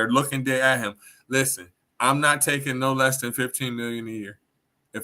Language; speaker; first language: English; native; English